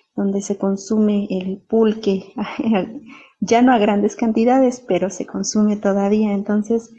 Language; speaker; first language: Spanish; native; Spanish